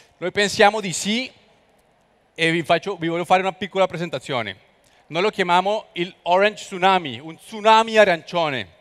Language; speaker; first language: Italian; non-native, learner; Spanish